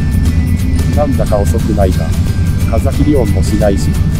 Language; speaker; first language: Japanese; native; Japanese